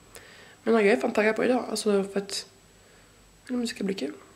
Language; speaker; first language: Swedish; native; Swedish